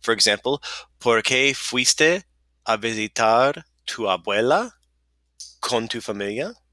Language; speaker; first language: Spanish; non-native, fluent; English